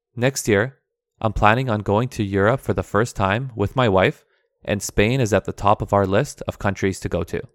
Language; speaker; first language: English; early bilingual, other home language; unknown